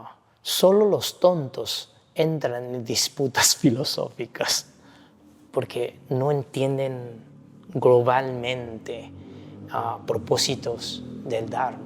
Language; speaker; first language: Spanish; non-native, fluent; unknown